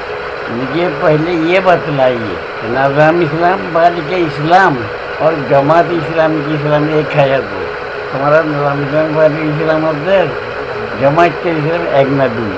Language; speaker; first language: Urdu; non-native, learner; Bangla